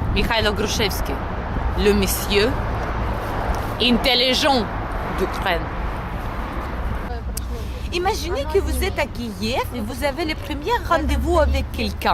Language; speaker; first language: French; non-native, learner; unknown